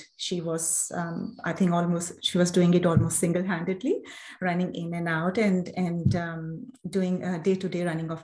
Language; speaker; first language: English; non-native, local second language; Urdu